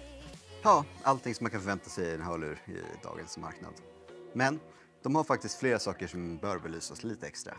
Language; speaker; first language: Swedish; native; Swedish